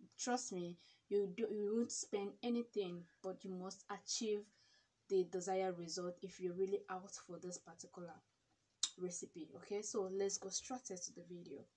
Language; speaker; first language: English; non-native, local second language; Igbo